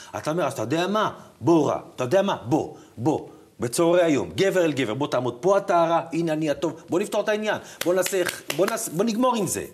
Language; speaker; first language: Hebrew; native; Hebrew